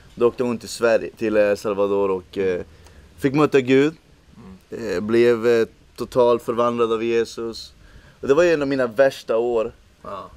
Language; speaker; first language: Swedish; early bilingual, other home language; Spanish